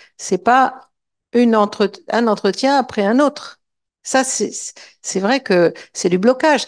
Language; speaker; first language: French; native; French